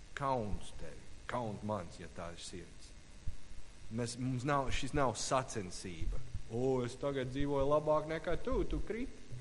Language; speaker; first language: Latvian; non-native, fluent; English